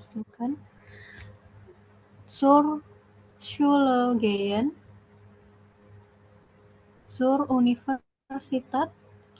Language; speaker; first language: German; non-native, learner; Indonesian